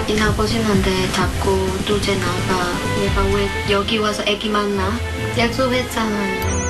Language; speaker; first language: Korean; non-native, learner; Vietnamese